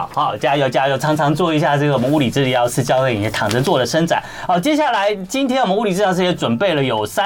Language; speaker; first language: Chinese; native; Chinese